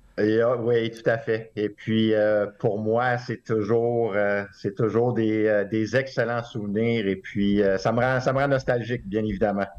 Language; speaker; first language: French; native; French